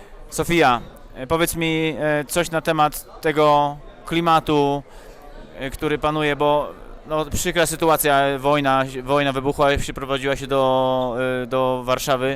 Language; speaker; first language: Polish; native; Polish